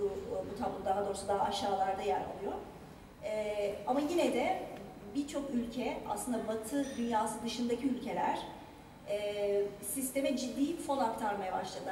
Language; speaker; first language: Turkish; native; Turkish